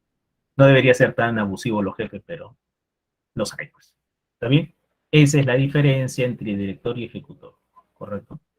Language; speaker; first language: Spanish; native; Spanish